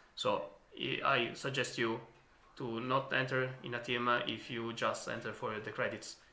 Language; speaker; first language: English; non-native, learner; Italian